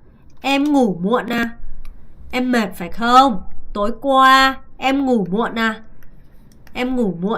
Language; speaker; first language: Vietnamese; non-native, fluent; Korean